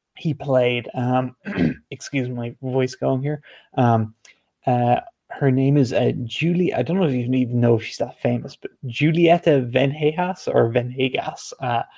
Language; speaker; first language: English; native; English